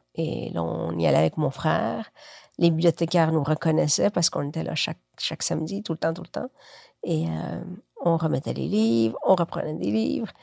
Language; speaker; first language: French; early bilingual, other home language; Spanish